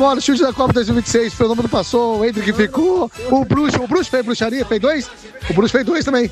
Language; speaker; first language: Portuguese; native; Portuguese